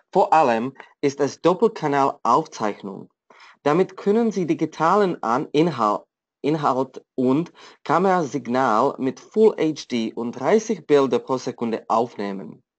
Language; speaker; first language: German; non-native, fluent; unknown